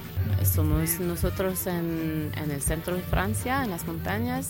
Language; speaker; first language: Spanish; non-native, fluent; French